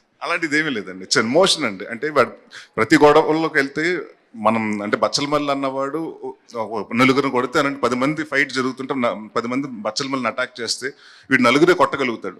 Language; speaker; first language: Telugu; native; Telugu